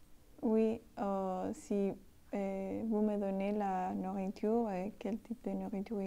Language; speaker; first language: French; non-native, learner; Spanish